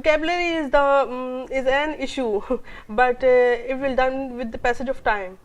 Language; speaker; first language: English; non-native, local second language; Urdu